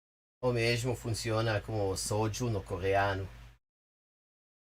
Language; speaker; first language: Portuguese; non-native, fluent; English